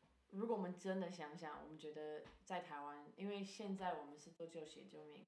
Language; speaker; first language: Chinese; non-native, fluent; English